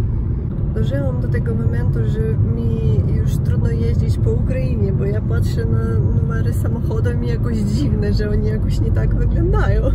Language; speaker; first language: Polish; non-native, learner; Ukrainian